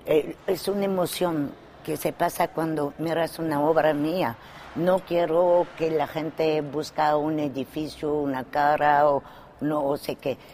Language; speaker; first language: Spanish; non-native, fluent; French